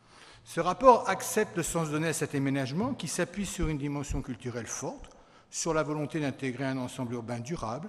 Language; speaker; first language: French; native; French